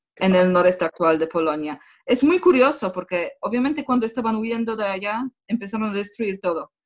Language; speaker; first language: Spanish; non-native, fluent; Polish